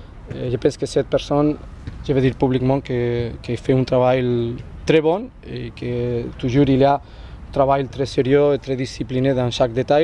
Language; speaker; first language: French; non-native, learner; Spanish